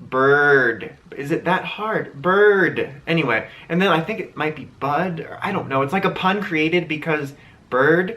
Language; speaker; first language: English; native; English